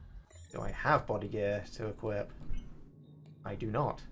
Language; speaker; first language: English; native; English